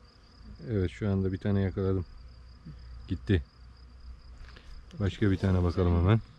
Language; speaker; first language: Turkish; native; Turkish